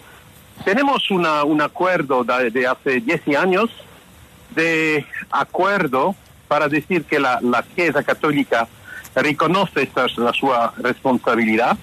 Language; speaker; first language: Spanish; non-native, fluent; French